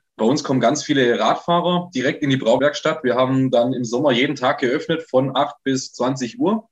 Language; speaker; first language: German; native; German